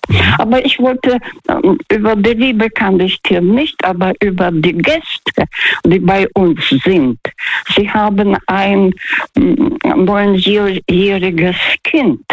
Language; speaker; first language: German; non-native, fluent; Russian